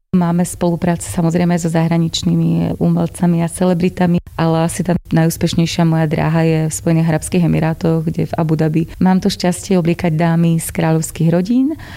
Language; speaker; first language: Slovak; native; Slovak